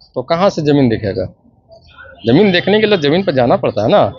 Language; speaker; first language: Hindi; native; Hindi